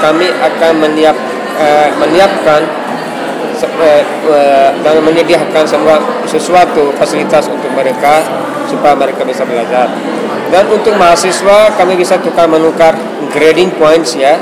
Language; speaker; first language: Indonesian; non-native, fluent; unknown